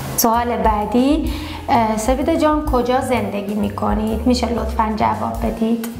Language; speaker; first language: Persian; early bilingual, heritage; Persian